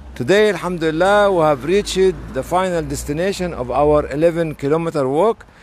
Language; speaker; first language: English; non-native, fluent; Arabic